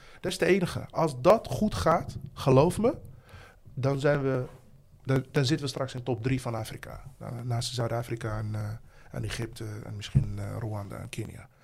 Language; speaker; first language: Dutch; non-native, fluent; Arabic